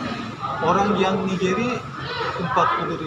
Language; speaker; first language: Indonesian; non-native, learner; English